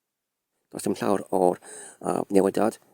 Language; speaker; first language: Welsh; non-native, learner; English